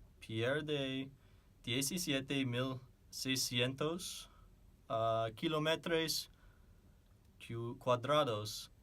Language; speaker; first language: Spanish; non-native, learner; English